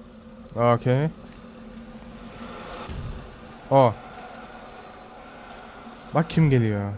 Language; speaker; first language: Turkish; early bilingual, heritage; Turkish